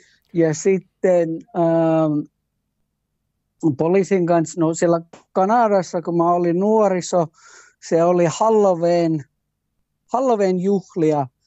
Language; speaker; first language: Finnish; early bilingual, heritage; Finnish